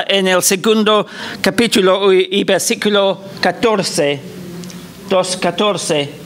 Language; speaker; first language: Spanish; non-native, fluent; English